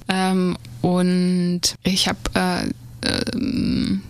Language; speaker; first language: German; native; German